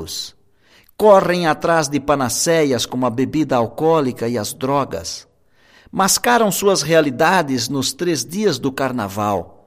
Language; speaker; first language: Portuguese; native; Portuguese